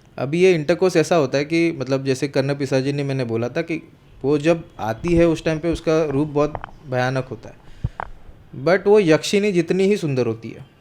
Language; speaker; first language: Hindi; non-native, local second language; Marathi